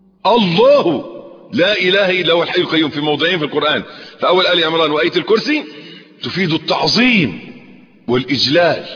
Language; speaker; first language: Arabic; native; Arabic